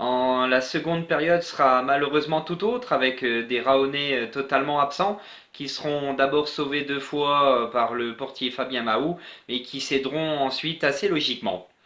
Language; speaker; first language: French; native; French